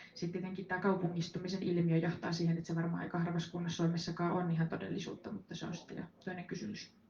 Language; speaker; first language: Finnish; native; Finnish